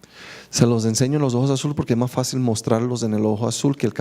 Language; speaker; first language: Spanish; native; Spanish